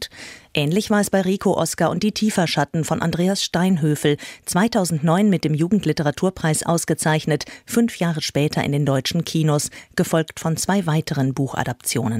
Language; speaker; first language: German; native; German